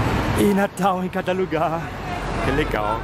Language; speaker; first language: Portuguese; non-native, fluent; German